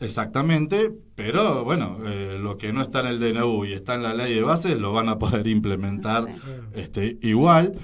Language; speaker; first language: Spanish; native; Spanish